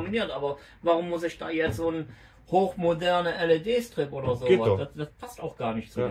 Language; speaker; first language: German; native; German